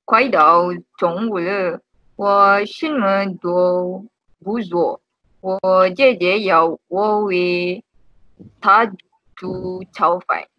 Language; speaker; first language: Chinese; non-native, learner; Malay